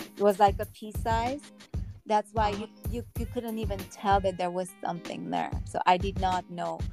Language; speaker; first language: English; early bilingual, other home language; Armenian